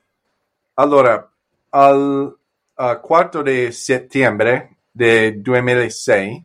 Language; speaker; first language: Italian; non-native, learner; English